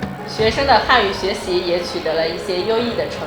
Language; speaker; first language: Chinese; native; Chinese